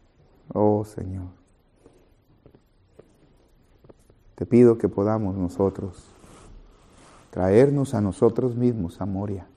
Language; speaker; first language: Spanish; native; Spanish